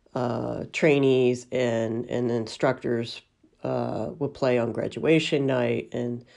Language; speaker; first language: English; native; English